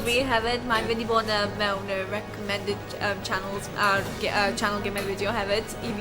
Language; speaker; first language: Welsh; non-native, local second language; English